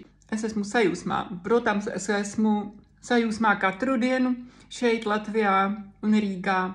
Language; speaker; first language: Latvian; non-native, fluent; Czech